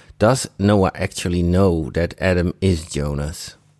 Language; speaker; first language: English; non-native, fluent; Dutch